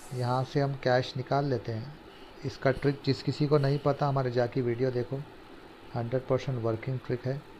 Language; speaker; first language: Hindi; non-native, local second language; Urdu